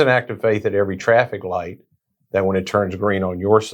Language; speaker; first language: English; native; English